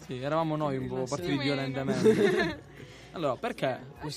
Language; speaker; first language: Italian; native; Italian